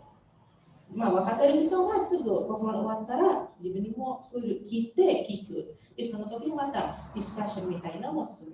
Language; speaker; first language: Japanese; non-native, fluent; Indonesian